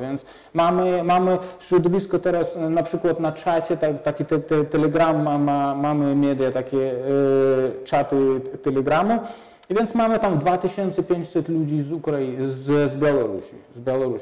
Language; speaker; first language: Polish; non-native, fluent; Russian